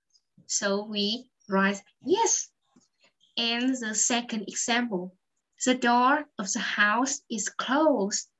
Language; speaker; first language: English; non-native, fluent; Vietnamese